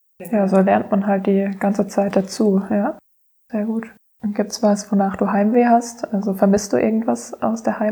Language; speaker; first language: German; native; German